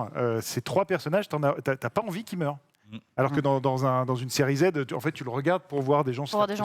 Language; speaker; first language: French; native; French